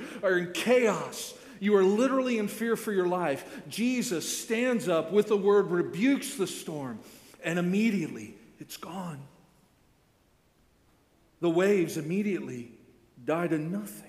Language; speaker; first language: English; native; English